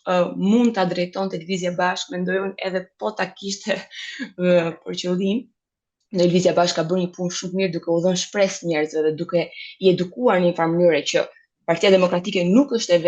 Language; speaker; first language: Albanian; native; Albanian